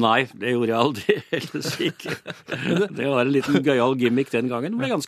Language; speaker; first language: Norwegian; native; Norwegian